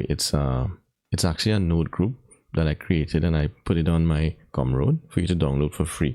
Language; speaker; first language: English; native; English